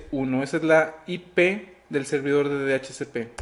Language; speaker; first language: Spanish; native; Spanish